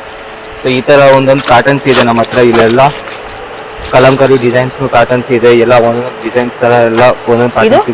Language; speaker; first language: Kannada; non-native, local second language; Telugu